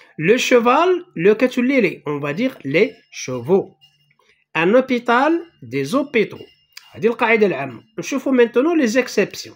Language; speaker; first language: French; non-native, local second language; Arabic